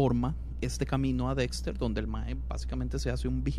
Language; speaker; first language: Spanish; native; Spanish